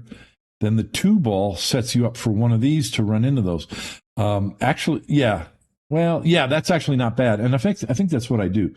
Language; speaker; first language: English; native; English